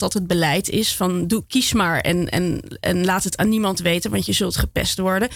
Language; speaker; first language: Dutch; native; Dutch